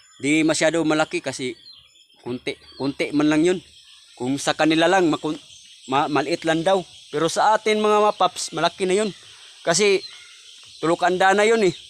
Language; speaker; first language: Filipino; non-native, local second language; Cebuano